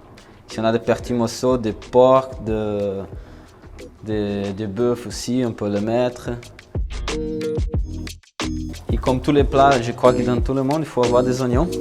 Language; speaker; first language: French; non-native, learner; Portuguese